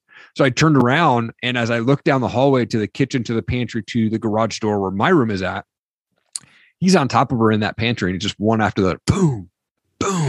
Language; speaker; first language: English; native; English